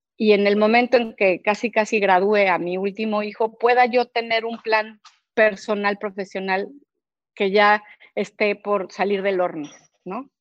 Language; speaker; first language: Spanish; native; Spanish